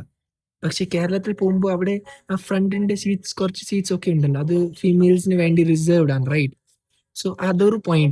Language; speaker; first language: Malayalam; non-native, fluent; Kashmiri